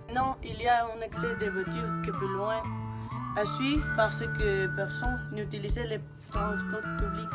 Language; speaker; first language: French; non-native, learner; Spanish